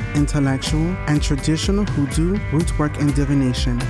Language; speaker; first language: English; native; English